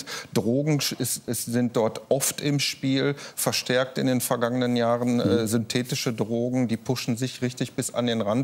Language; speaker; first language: German; native; German